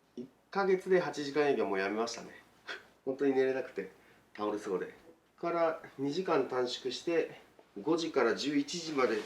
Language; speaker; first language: Japanese; native; Japanese